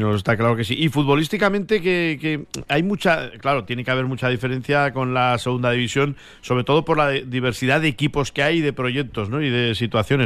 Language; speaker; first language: Spanish; native; Spanish